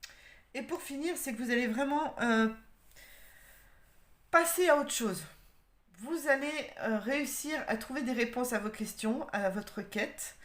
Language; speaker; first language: French; native; French